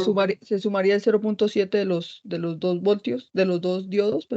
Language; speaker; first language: Spanish; native; Spanish